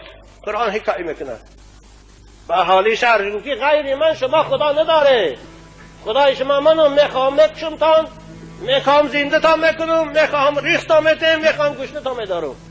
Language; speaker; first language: Persian; native; Persian